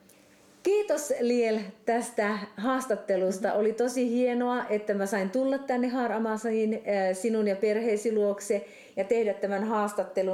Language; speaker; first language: Finnish; native; Finnish